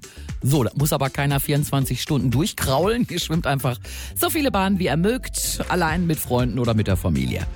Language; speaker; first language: German; native; German